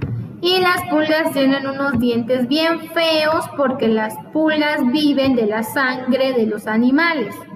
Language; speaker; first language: Spanish; native; Spanish